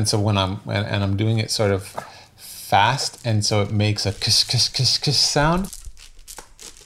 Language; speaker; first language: English; native; English